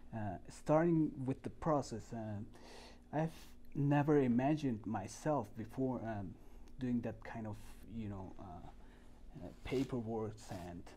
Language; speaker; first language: English; non-native, fluent; Spanish